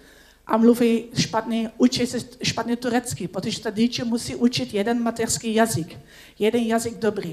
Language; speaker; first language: Czech; non-native, learner; Dutch